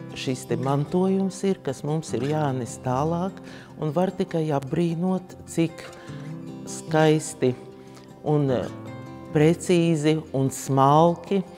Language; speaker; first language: Latvian; native; Latvian